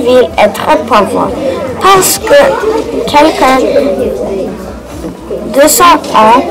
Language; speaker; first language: French; non-native, learner; English